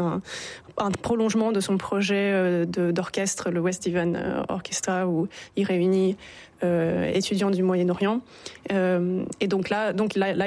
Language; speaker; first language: French; native; French